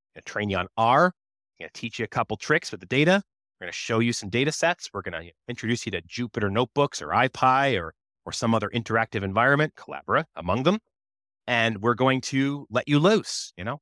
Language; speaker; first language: English; native; English